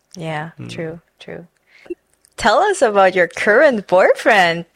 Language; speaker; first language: English; non-native, fluent; Chinese